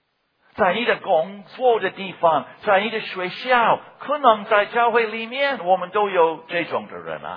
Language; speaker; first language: Chinese; non-native, fluent; English